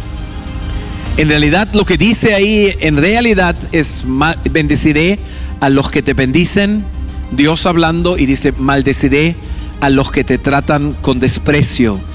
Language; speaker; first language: Spanish; non-native, fluent; German